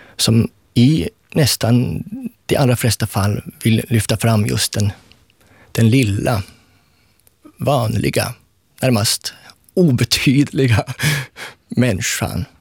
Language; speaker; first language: Swedish; native; Swedish